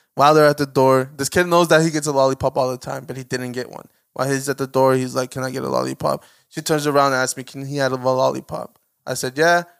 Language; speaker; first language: English; native; English